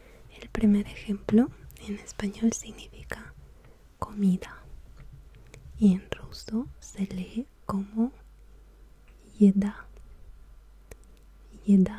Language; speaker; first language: Spanish; non-native, fluent; Russian